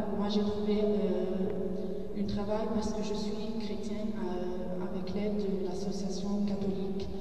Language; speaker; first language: French; non-native, learner; Arabic